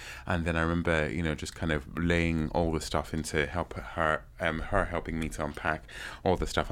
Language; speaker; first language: English; non-native, local second language; Yoruba